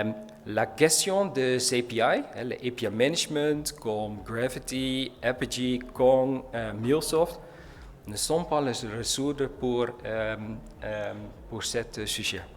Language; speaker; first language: French; non-native, learner; Dutch